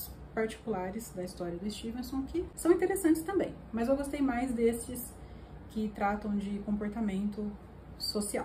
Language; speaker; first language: Portuguese; native; Portuguese